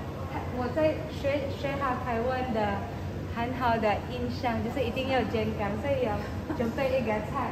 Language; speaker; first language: Chinese; non-native, fluent; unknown